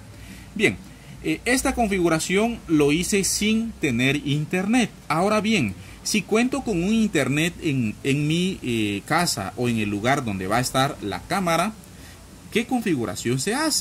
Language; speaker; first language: Spanish; native; Spanish